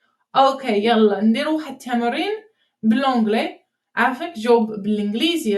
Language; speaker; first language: Arabic; non-native, learner; English